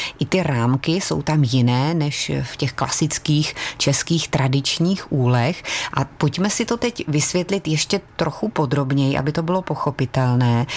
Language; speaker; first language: Czech; native; Czech